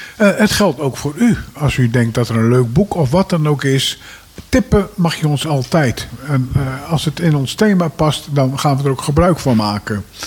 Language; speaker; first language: Dutch; native; Dutch